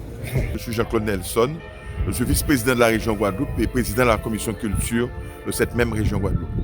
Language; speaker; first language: French; native; French